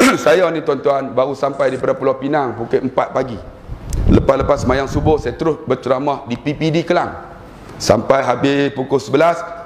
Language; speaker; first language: Malay; native; Malay